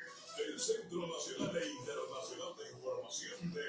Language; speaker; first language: Spanish; native; Spanish